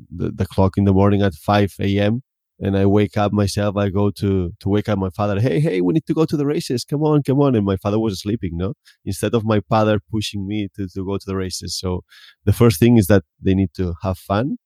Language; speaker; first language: English; non-native, fluent; Spanish